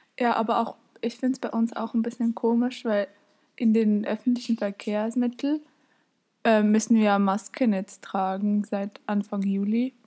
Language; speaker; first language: German; native; German